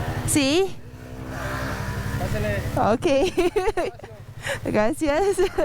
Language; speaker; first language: Spanish; non-native, learner; English